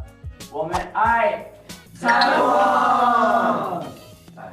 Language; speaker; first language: Chinese; non-native, learner; Japanese